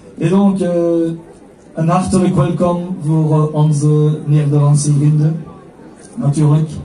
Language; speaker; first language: Dutch; non-native, local second language; French